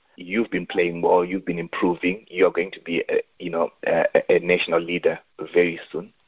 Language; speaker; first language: English; non-native, local second language; Shona